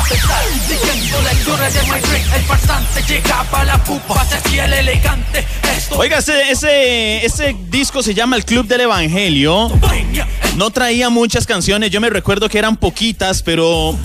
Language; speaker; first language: Spanish; native; Spanish